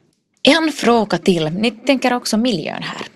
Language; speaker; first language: Swedish; non-native, local second language; Finnish